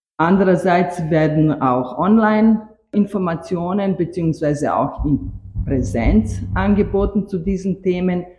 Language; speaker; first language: German; non-native, fluent; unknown